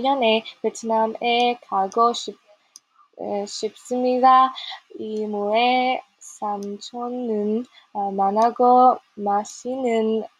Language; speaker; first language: Korean; non-native, learner; Vietnamese